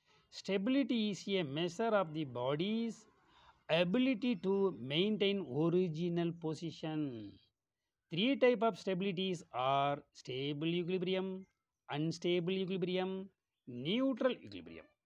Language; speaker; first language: English; non-native, local second language; Tamil